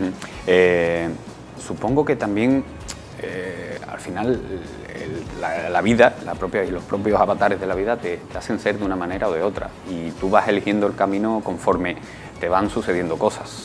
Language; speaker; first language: Spanish; native; Spanish